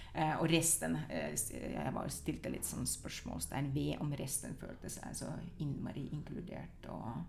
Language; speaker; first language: Norwegian; non-native, fluent; Finnish